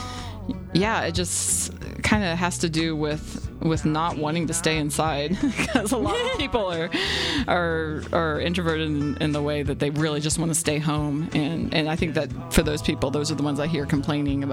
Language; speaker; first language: English; native; English